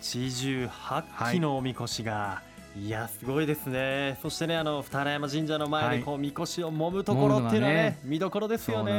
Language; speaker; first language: Japanese; native; Japanese